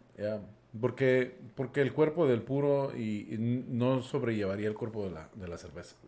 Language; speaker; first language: Spanish; non-native, fluent; English